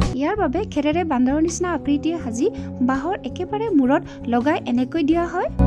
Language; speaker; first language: Assamese; non-native, local second language; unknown